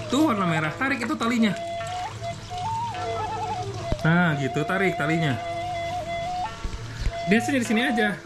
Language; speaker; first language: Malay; non-native, local second language; Sundanese